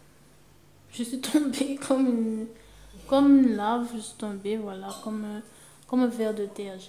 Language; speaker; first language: French; native; French